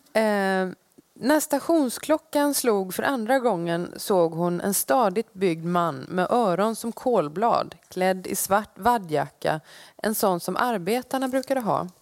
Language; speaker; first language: Swedish; native; Swedish